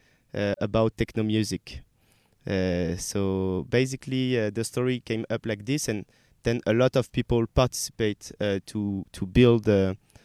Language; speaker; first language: English; non-native, learner; French